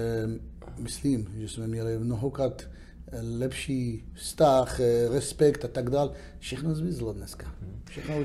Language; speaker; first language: Czech; non-native, fluent; Hebrew